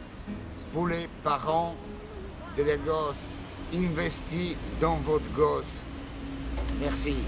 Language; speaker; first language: French; non-native, learner; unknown